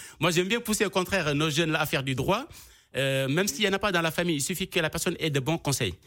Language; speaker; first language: French; non-native, local second language; Wolof